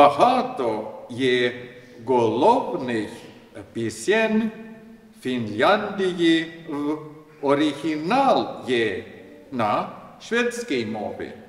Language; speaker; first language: Ukrainian; non-native, learner; Swedish